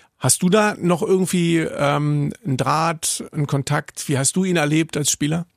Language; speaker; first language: German; native; German